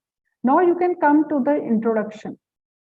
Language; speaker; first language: English; non-native, local second language; Hindi